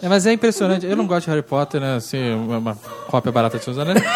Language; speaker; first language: Portuguese; native; Portuguese